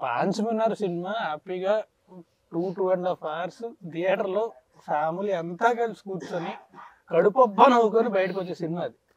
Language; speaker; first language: Telugu; native; Telugu